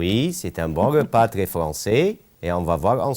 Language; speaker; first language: French; non-native, fluent; Arabic